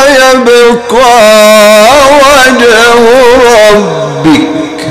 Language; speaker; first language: Arabic; native; Arabic